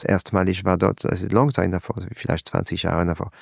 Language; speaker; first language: German; non-native, learner; French